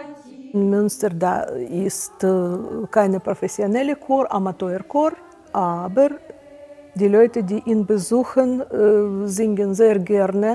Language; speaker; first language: German; non-native, fluent; Russian